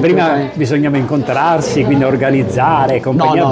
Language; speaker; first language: Italian; native; Italian